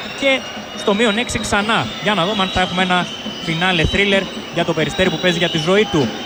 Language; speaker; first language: Greek; native; Greek